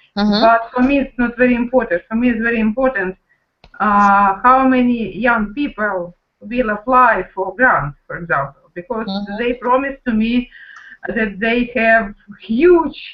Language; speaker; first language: English; non-native, learner; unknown